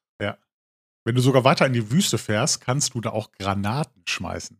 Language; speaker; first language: German; native; German